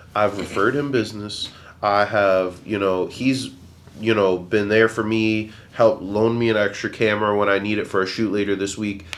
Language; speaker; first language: English; native; English